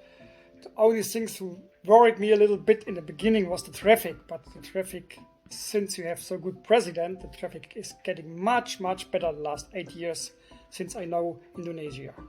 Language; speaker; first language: English; non-native, fluent; German